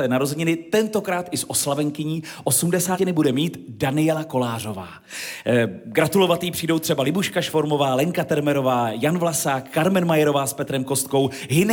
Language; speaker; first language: Czech; native; Czech